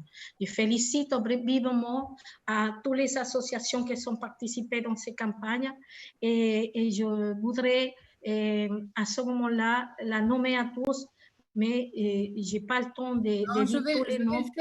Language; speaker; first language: French; non-native, fluent; Spanish